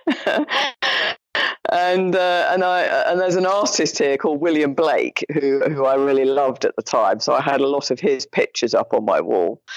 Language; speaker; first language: English; native; English